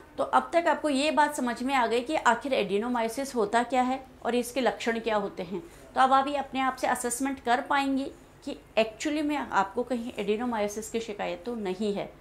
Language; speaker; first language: Hindi; native; Hindi